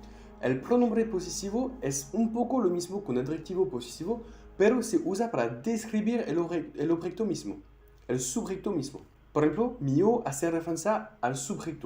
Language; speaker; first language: Spanish; non-native, fluent; French